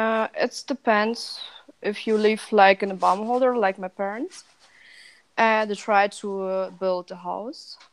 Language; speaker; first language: English; non-native, fluent; Russian